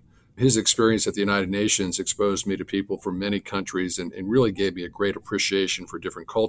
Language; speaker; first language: English; native; English